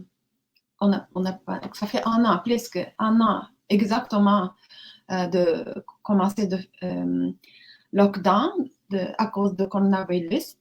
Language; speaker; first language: French; non-native, learner; Japanese